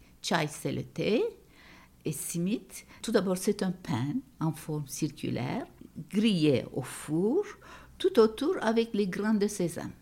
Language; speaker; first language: French; non-native, fluent; Turkish